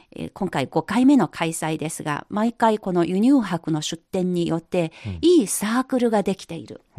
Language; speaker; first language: Japanese; non-native, fluent; Chinese